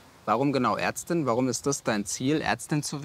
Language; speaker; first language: German; native; German